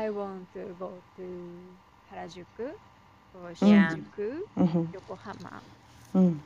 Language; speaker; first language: English; non-native, learner; Japanese